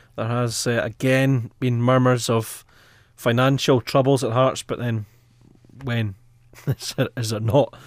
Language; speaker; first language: English; native; English